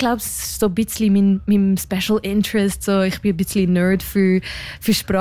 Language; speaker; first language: German; non-native, local second language; French